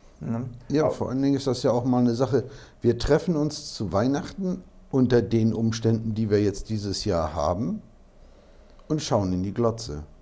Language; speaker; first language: German; native; German